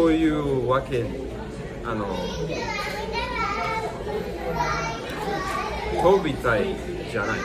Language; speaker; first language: Japanese; non-native, learner; English